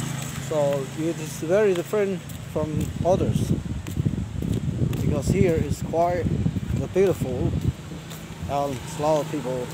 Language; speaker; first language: English; non-native, learner; Lao